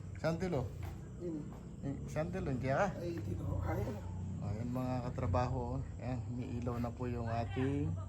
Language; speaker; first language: Filipino; non-native, local second language; Iloko